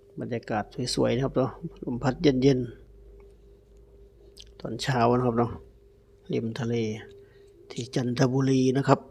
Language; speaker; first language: Thai; native; Thai